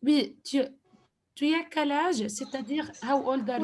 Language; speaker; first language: French; non-native, fluent; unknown